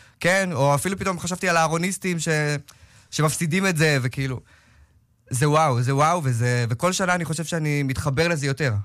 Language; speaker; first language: Hebrew; native; Hebrew